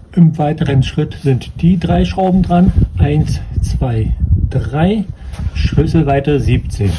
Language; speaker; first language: German; native; German